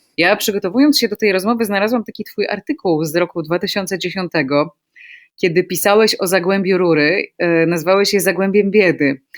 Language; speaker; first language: Polish; native; Polish